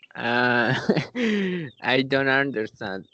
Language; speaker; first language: English; non-native, learner; Spanish